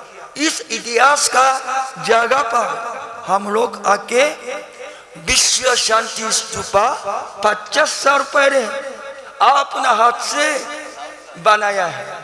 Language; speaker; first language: Hindi; non-native, learner; Japanese